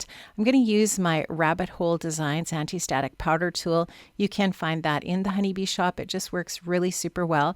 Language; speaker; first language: English; native; English